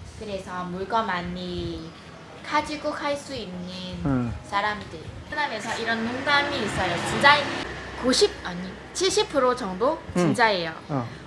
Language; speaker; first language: Korean; non-native, learner; Vietnamese